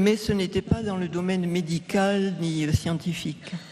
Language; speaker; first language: French; native; French